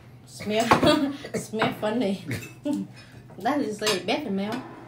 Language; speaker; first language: English; non-native, learner; Vietnamese